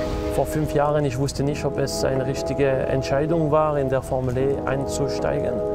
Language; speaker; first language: German; non-native, local second language; French